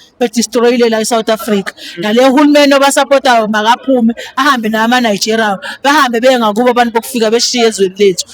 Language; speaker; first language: Zulu; native; Zulu